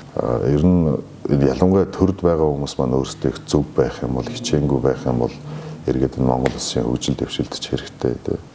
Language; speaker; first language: Mongolian; non-native, local second language; Kazakh